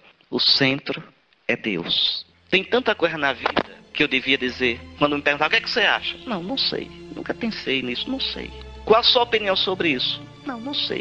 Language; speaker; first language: Portuguese; native; Portuguese